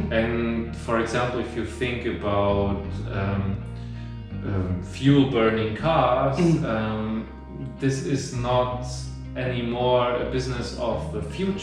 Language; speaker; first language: English; non-native, fluent; German